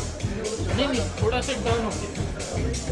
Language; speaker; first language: Hindi; native; Hindi